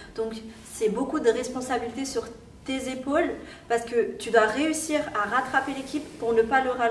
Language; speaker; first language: French; native; French